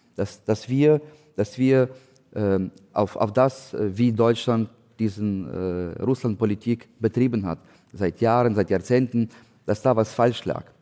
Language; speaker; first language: German; non-native, fluent; Ukrainian